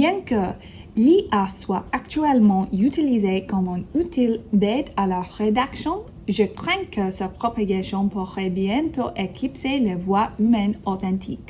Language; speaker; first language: French; non-native, learner; English